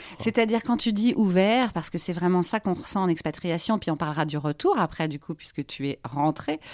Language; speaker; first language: French; native; French